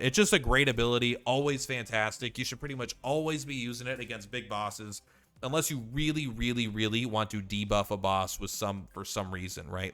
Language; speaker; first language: English; native; English